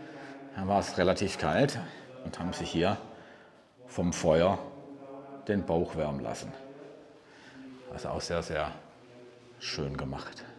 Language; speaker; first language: German; native; German